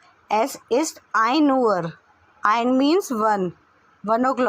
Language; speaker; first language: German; non-native, learner; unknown